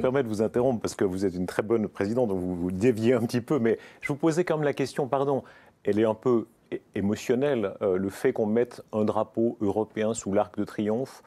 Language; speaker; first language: French; native; French